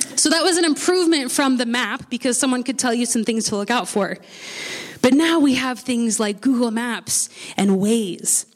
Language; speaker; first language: English; native; English